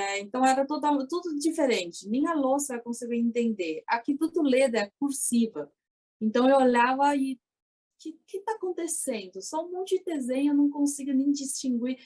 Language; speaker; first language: Portuguese; early bilingual, other home language; Chinese